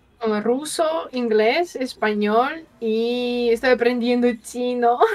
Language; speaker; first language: Spanish; non-native, fluent; Russian